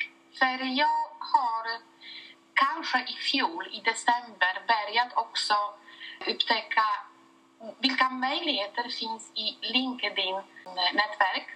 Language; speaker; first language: Swedish; non-native, fluent; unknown